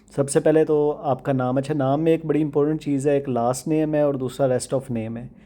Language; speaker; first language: Urdu; non-native, local second language; Punjabi